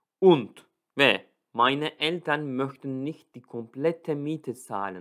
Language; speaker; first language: German; non-native, fluent; Turkish